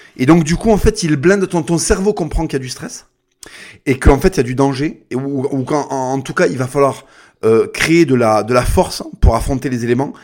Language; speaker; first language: French; non-native, local second language; Spanish